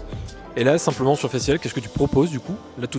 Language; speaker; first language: French; native; French